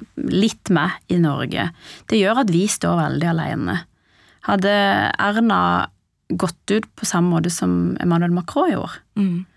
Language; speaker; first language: Norwegian; early bilingual, other home language; Persian